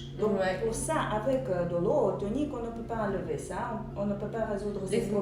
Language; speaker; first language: French; non-native, fluent; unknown